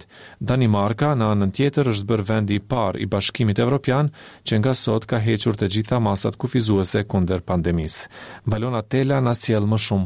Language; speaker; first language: Albanian; native; Albanian